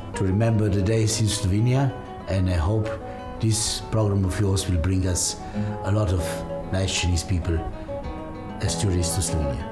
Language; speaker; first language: English; non-native, fluent; Slovenian